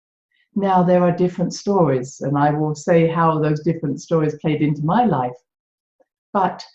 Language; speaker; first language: English; native; English